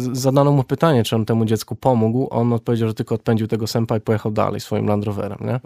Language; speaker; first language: Polish; native; Polish